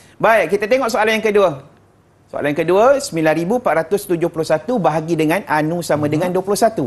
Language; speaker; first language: Malay; native; Malay